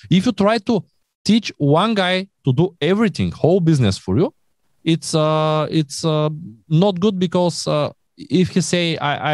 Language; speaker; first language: English; non-native, learner; Bulgarian